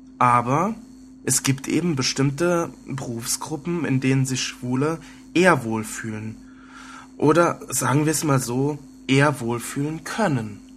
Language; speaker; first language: German; native; German